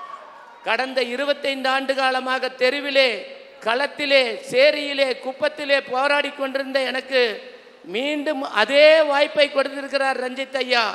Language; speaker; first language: Tamil; native; Tamil